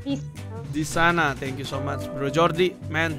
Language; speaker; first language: English; non-native, learner; Indonesian